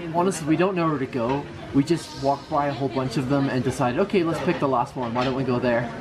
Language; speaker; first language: English; native; English